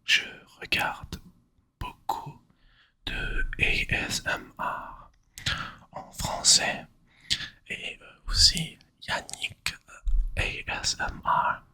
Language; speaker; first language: French; non-native, learner; English